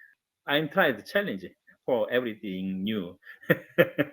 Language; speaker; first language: English; non-native, learner; Korean